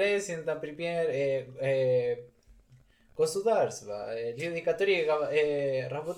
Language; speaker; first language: Russian; non-native, learner; Spanish